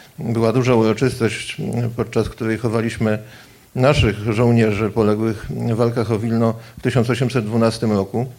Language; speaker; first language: Polish; native; Polish